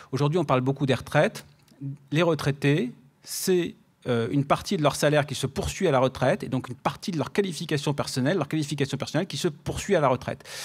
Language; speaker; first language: French; native; French